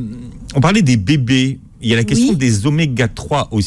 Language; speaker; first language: French; native; French